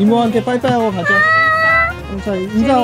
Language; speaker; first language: Korean; native; Korean